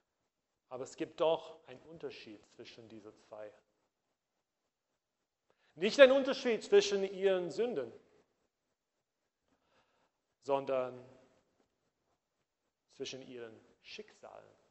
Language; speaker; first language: German; non-native, fluent; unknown